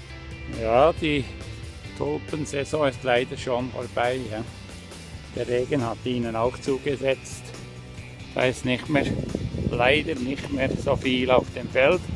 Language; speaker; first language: German; native; German